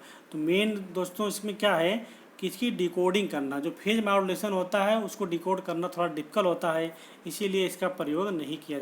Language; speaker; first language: Hindi; native; Hindi